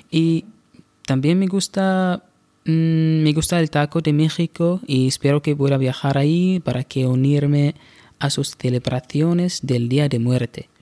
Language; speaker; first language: Spanish; non-native, fluent; Arabic